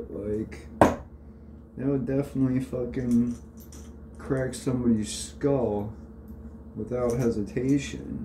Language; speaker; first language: English; native; English